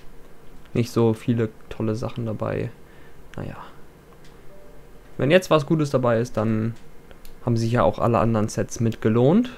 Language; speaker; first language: German; native; German